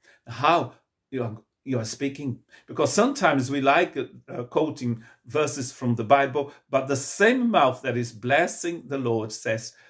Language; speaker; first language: English; non-native, fluent; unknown